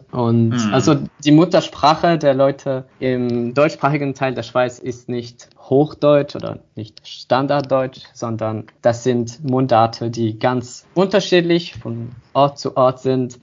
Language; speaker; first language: German; non-native, fluent; French